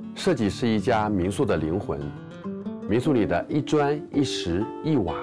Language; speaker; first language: Chinese; native; Chinese